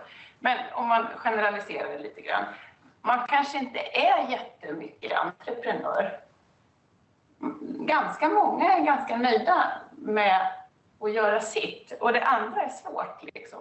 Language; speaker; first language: Swedish; native; Swedish